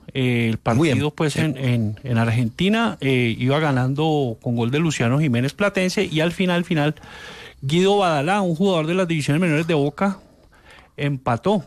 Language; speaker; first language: Spanish; native; Spanish